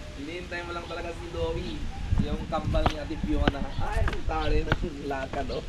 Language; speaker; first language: Filipino; non-native, local second language; Cebuano